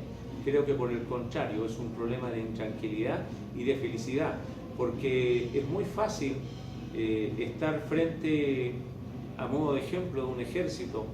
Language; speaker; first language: Spanish; native; Spanish